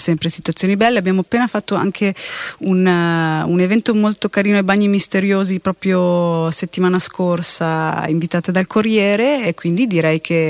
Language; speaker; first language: Italian; native; Italian